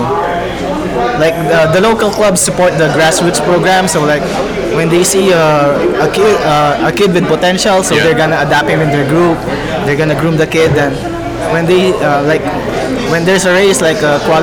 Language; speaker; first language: English; non-native, local second language; Pampanga